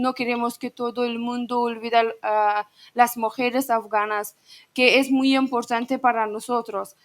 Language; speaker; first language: Spanish; non-native, learner; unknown